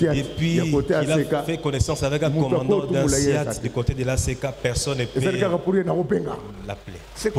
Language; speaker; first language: French; non-native, local second language; Lingala